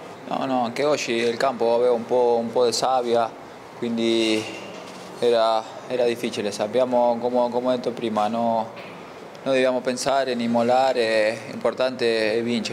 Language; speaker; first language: Italian; non-native, fluent; Spanish